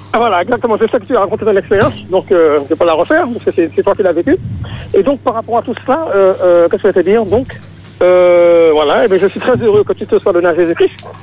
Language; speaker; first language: French; native; French